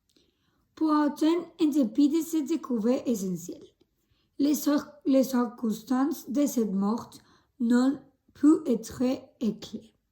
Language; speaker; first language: French; non-native, learner; Spanish